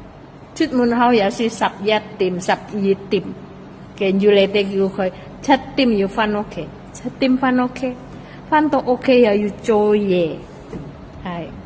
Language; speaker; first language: Cantonese; non-native, fluent; Indonesian